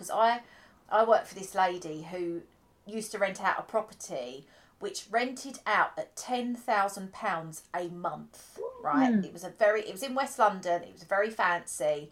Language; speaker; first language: English; native; English